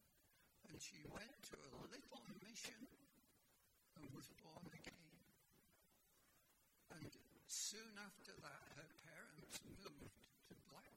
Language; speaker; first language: English; native; English